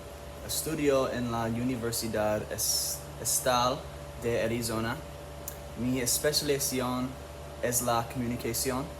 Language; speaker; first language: Spanish; non-native, learner; English